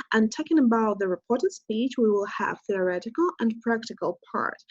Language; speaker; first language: English; non-native, fluent; Russian